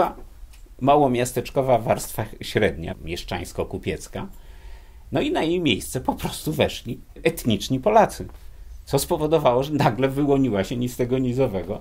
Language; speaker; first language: Polish; native; Polish